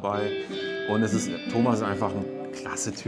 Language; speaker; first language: German; native; German